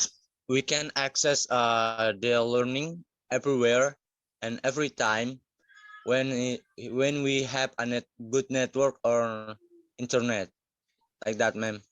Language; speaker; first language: English; non-native, learner; Indonesian